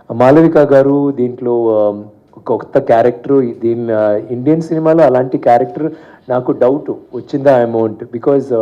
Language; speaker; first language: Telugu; non-native, learner; Tamil